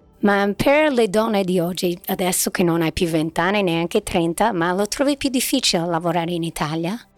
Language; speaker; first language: Italian; non-native, fluent; English